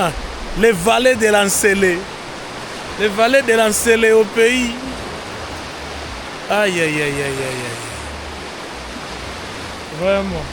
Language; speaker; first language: French; non-native, local second language; Swahili